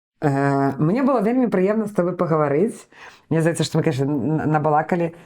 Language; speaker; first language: Belarusian; non-native, local second language; Russian